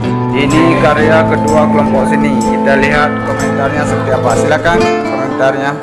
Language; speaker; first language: Indonesian; native; Indonesian